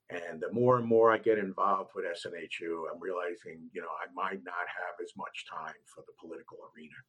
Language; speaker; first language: English; native; English